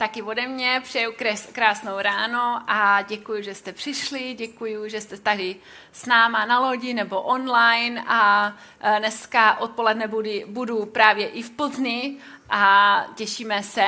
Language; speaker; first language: Czech; non-native, fluent; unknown